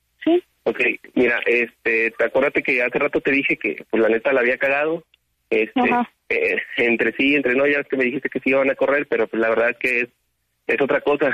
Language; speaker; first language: Spanish; native; Spanish